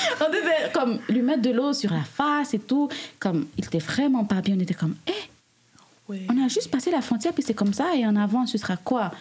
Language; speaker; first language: French; non-native, local second language; Haitian Creole